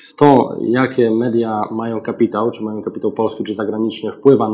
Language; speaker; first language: Polish; native; Polish